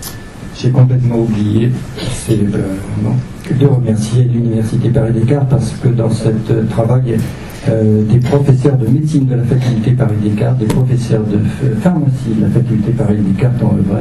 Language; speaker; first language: French; native; French